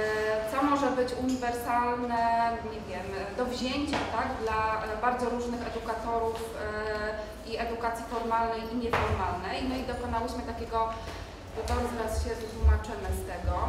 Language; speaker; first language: Polish; native; Polish